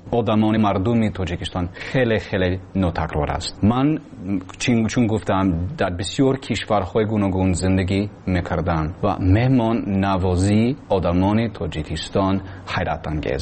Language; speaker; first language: Tajik; non-native, learner; English